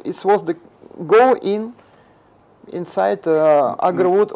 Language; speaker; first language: English; non-native, learner; Russian